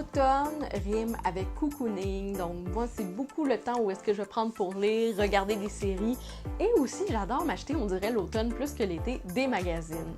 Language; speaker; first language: French; native; French